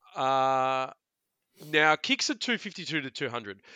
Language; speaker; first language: English; early bilingual, other home language; Italian